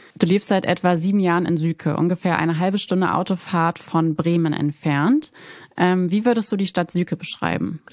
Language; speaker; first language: German; native; German